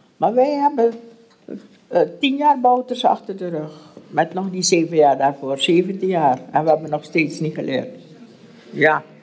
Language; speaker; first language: Dutch; native; Dutch